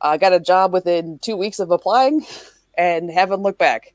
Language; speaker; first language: English; native; English